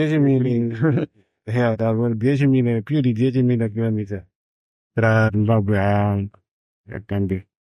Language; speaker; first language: Italian; non-native, learner; Shona